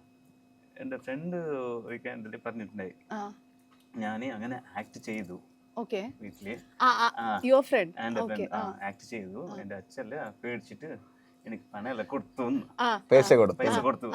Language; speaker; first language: Malayalam; non-native, fluent; Tulu